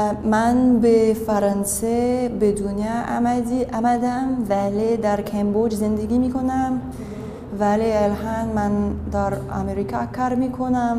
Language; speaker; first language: Persian; non-native, learner; French